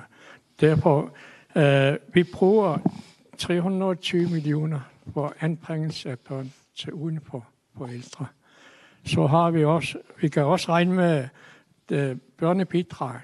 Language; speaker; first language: Danish; non-native, local second language; Kalaallisut